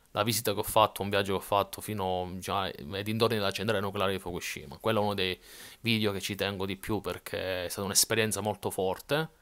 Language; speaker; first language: Italian; native; Italian